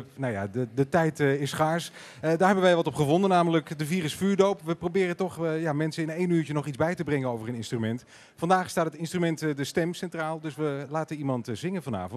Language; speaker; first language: Dutch; native; Dutch